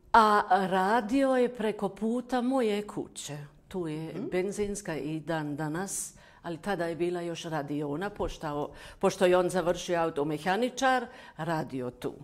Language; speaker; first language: Croatian; non-native, fluent; German